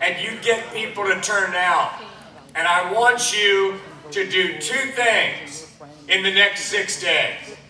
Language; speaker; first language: English; native; English